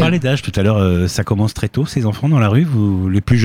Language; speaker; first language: French; native; French